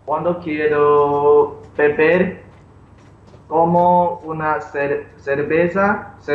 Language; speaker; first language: Spanish; non-native, learner; English